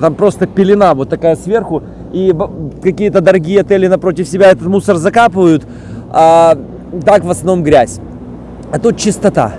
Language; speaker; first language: Russian; native; Russian